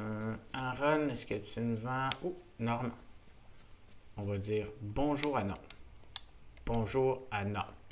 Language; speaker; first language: French; native; French